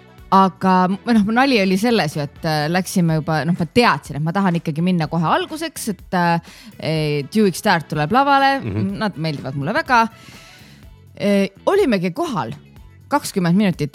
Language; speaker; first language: Estonian; native; Estonian